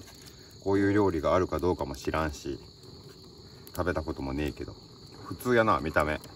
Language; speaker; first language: Japanese; native; Japanese